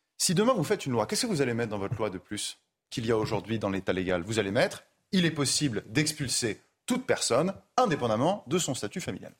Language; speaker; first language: French; native; French